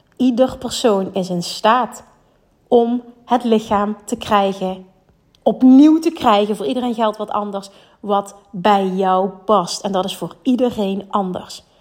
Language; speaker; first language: Dutch; native; Dutch